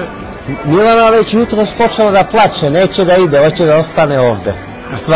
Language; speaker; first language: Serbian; early bilingual, heritage; Serbian